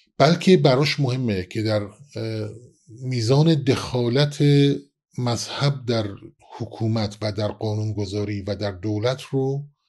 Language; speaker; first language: Persian; non-native, local second language; Kurdish